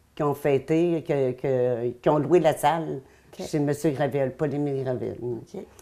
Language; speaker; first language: French; native; French